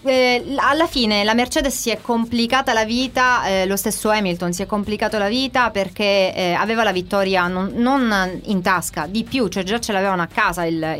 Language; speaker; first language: Italian; native; Italian